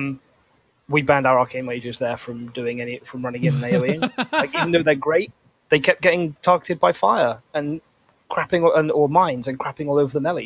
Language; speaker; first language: English; native; English